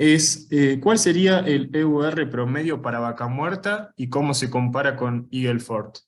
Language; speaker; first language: Spanish; native; Spanish